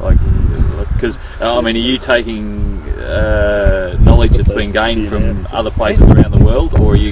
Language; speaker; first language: English; native; English